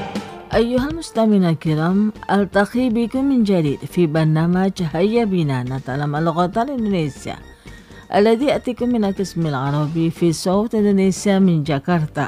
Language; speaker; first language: Arabic; non-native, fluent; Indonesian